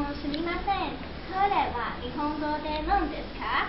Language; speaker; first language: Japanese; non-native, learner; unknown